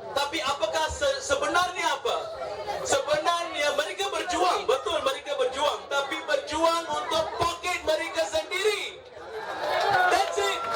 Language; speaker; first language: Malay; non-native, local second language; Tamil